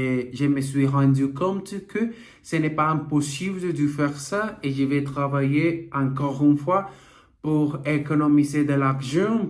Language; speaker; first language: French; non-native, learner; Portuguese